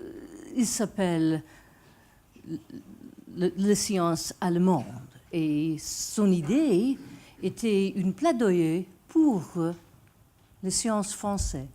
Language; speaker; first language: French; non-native, fluent; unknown